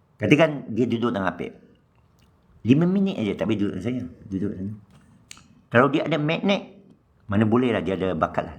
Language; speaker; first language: Malay; non-native, local second language; Chinese